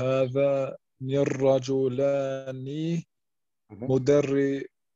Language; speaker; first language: Arabic; non-native, learner; German